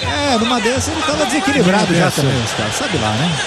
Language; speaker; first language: Portuguese; native; Portuguese